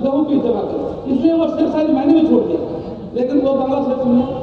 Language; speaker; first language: Hindi; non-native, local second language; Bangla